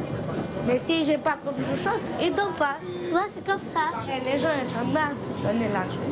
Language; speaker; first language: French; early bilingual, other home language; Romanian